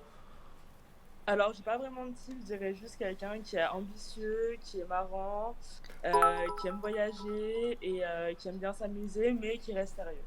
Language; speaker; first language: French; native; French